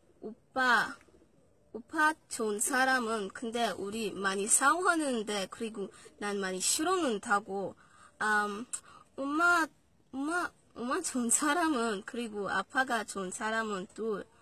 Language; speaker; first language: Korean; non-native, learner; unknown